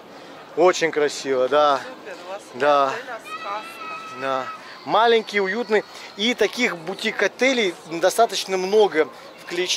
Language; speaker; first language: Russian; native; Russian